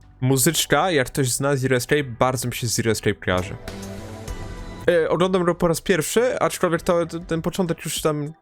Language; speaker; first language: Polish; native; Polish